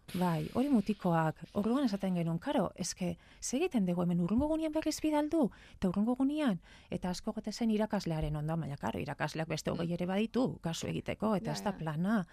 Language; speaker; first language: Basque; native; Basque